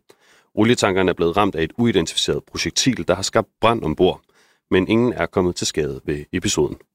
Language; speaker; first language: Danish; native; Danish